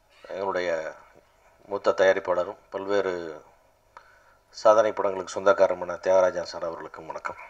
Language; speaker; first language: Tamil; native; Tamil